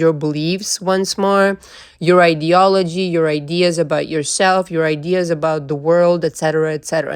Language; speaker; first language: English; non-native, fluent; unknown